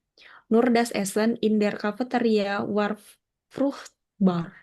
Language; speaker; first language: German; non-native, learner; Indonesian